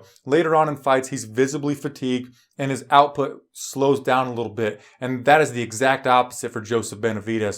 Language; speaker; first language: English; native; English